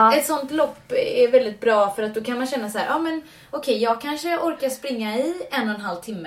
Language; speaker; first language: Swedish; native; Swedish